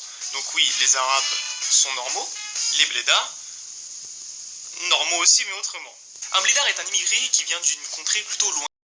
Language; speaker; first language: French; native; French